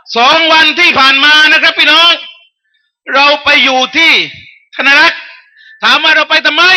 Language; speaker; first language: Thai; non-native, local second language; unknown